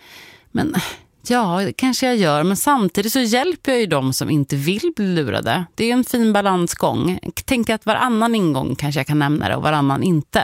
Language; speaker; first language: Swedish; native; Swedish